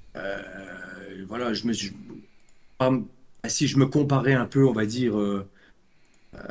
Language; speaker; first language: French; native; French